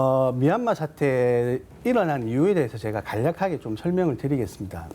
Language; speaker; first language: Korean; native; Korean